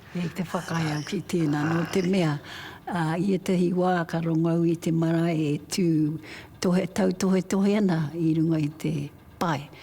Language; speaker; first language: Māori; native; Māori